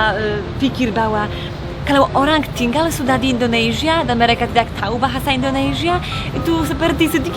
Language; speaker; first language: Indonesian; non-native, fluent; Polish